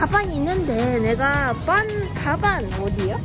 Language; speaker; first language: Korean; non-native, learner; Cantonese